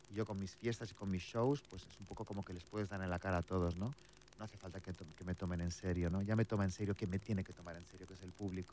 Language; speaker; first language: Spanish; native; Spanish